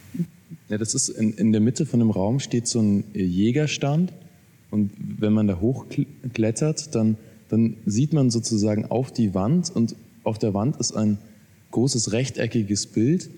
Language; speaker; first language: German; native; German